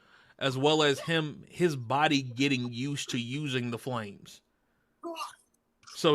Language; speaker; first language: English; native; English